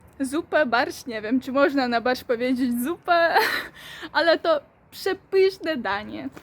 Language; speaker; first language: Polish; non-native, fluent; Ukrainian